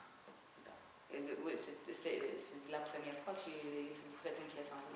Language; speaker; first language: French; non-native, fluent; Romanian